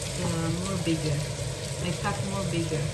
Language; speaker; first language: English; non-native, learner; Filipino